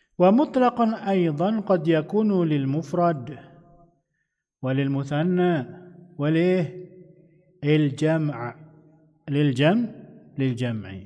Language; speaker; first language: Arabic; non-native, fluent; Indonesian